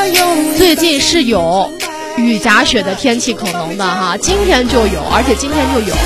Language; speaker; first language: Chinese; native; Chinese